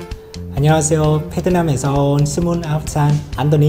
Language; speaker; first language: Korean; non-native, learner; Vietnamese